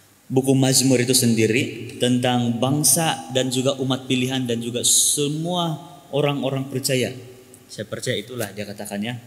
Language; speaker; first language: Malay; native; Malay